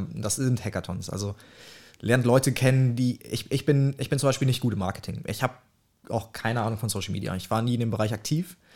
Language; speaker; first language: German; early bilingual, other home language; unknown